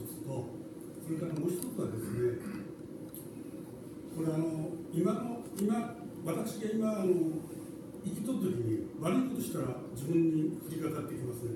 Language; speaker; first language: Japanese; native; Japanese